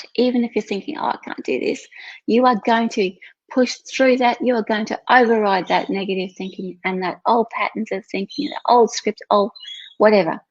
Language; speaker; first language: English; native; English